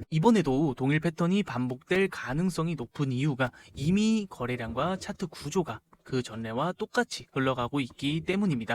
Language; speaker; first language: Korean; native; Korean